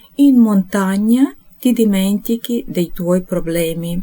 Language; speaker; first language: Italian; non-native, fluent; Ukrainian